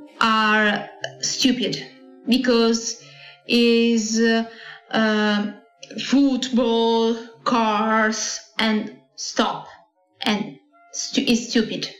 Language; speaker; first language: English; non-native, learner; Italian